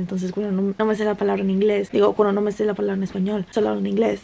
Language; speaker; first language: Spanish; early bilingual, heritage; Spanish